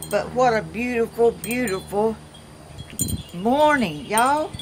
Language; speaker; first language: English; native; English